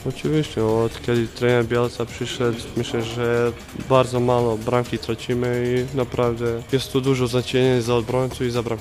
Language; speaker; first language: Polish; non-native, fluent; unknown